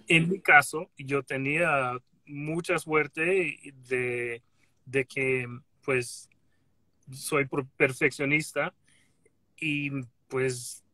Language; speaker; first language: Spanish; non-native, fluent; English